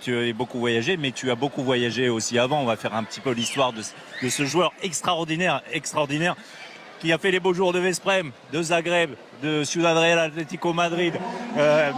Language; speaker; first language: French; native; French